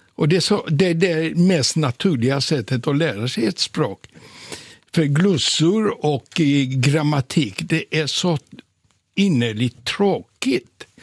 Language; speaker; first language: Swedish; non-native, fluent; Polish